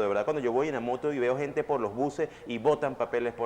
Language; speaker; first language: Spanish; native; Spanish